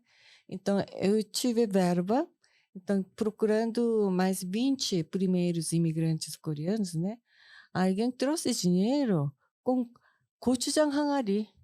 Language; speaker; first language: Portuguese; non-native, fluent; Korean